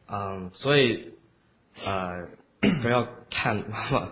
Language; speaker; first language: Chinese; early bilingual, heritage; Chinese